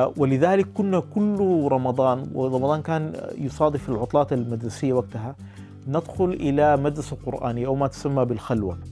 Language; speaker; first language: Arabic; early bilingual, heritage; Arabic